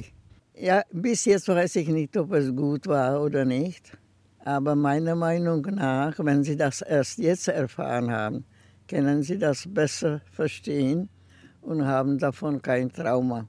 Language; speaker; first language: German; non-native, fluent; Czech